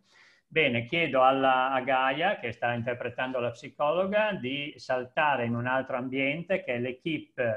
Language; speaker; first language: Italian; native; Italian